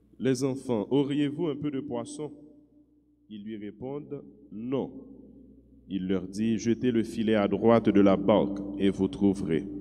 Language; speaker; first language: French; non-native, local second language; Haitian Creole